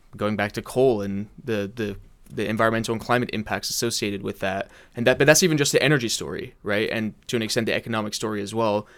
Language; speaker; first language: English; early bilingual, heritage; English